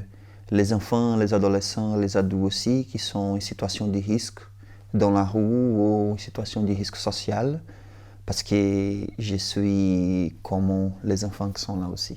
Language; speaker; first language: French; non-native, learner; Portuguese